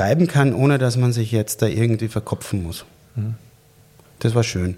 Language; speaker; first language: German; native; German